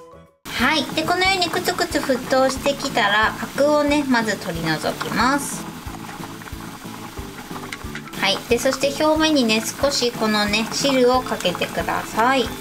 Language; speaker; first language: Japanese; native; Japanese